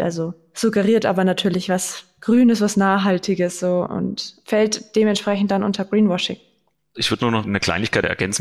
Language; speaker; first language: German; native; German